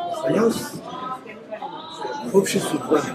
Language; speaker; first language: Russian; non-native, learner; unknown